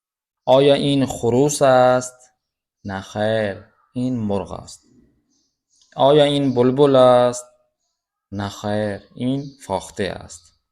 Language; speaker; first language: Persian; non-native, fluent; Urdu